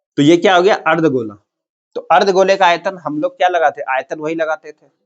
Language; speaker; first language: Hindi; native; Hindi